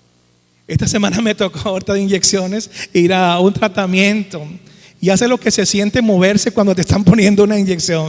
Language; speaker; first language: Spanish; native; Spanish